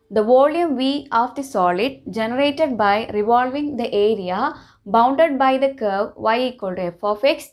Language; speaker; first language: English; non-native, local second language; Malayalam